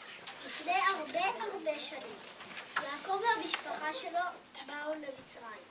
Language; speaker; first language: Hebrew; non-native, learner; English